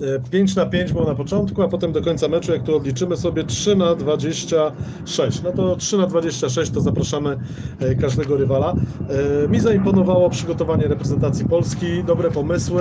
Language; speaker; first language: Polish; native; Polish